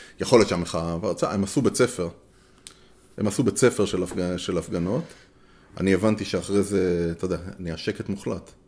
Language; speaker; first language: Hebrew; native; Hebrew